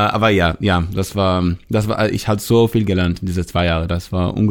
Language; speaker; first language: German; non-native, learner; Hebrew